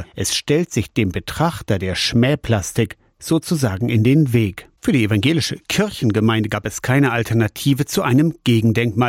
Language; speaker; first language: German; native; German